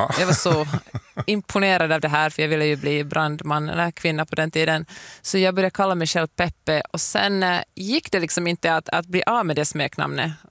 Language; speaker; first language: Swedish; native; Swedish